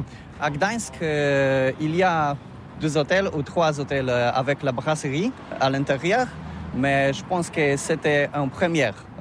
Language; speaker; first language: French; non-native, learner; Polish